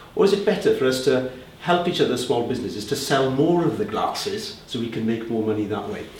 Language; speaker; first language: English; native; English